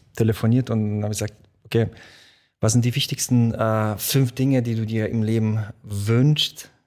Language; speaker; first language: German; early bilingual, other home language; Polish